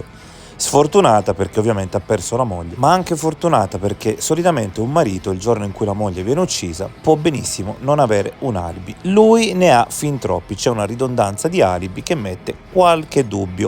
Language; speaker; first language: Italian; native; Italian